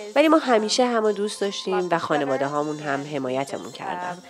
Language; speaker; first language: Persian; native; Persian